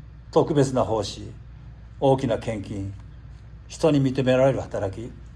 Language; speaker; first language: Japanese; native; Japanese